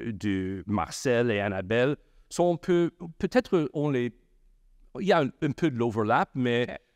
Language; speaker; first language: French; non-native, local second language; English